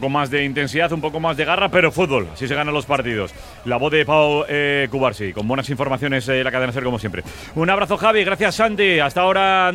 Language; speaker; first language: Spanish; native; Spanish